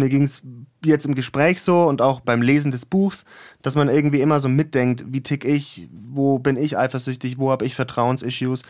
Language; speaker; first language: German; native; German